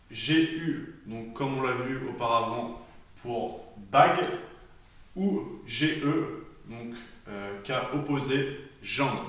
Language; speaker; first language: French; native; French